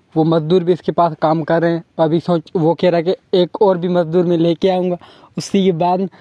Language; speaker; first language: Urdu; non-native, local second language; Sindhi